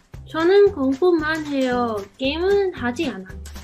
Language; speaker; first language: Korean; non-native, learner; English